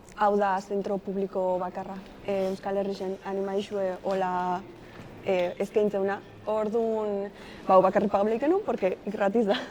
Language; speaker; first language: Basque; early bilingual, other home language; Spanish